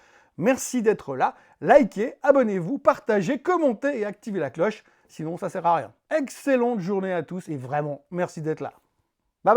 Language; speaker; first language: French; native; French